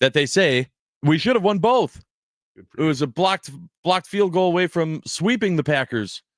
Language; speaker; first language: English; native; English